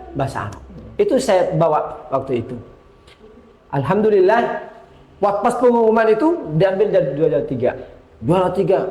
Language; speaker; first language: Indonesian; non-native, local second language; Madurese